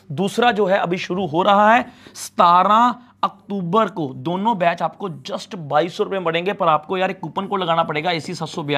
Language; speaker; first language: Hindi; non-native, local second language; Punjabi